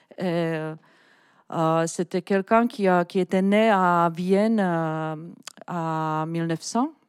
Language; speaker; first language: French; non-native, fluent; Czech